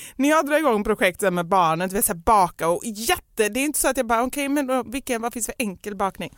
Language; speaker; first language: Swedish; native; Swedish